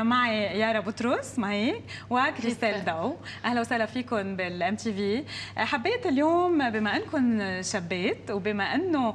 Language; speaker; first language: Arabic; native; Arabic